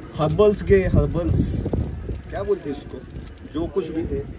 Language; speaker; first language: Hindi; non-native, local second language; Marathi